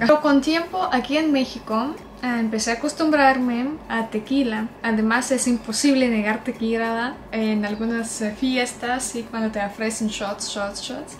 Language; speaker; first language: Spanish; non-native, fluent; Russian